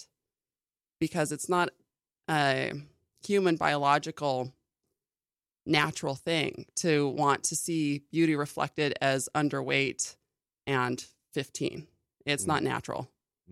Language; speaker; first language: English; native; English